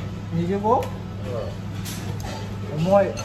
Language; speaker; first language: Japanese; non-native, learner; Vietnamese